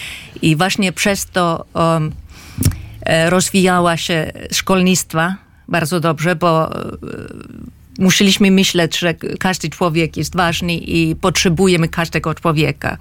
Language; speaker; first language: Polish; non-native, fluent; Finnish